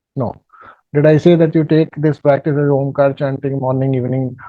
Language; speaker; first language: English; non-native, local second language; Hindi